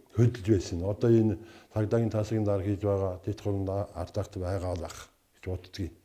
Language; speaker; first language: Mongolian; non-native, local second language; Kazakh